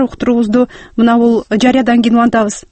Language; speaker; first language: Kyrgyz; native; Kyrgyz